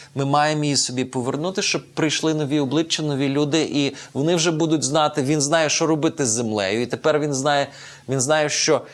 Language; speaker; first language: Ukrainian; native; Ukrainian